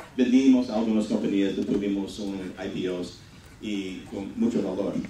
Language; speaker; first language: Spanish; non-native, fluent; English